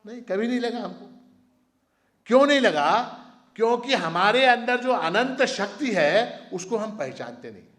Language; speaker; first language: Hindi; non-native, local second language; Marathi